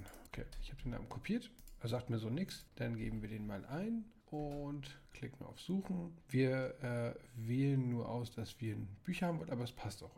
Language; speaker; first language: German; native; German